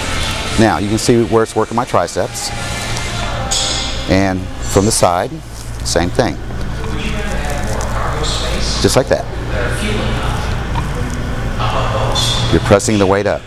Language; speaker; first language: English; native; English